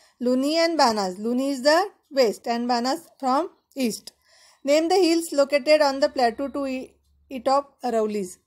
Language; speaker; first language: English; non-native, local second language; Marathi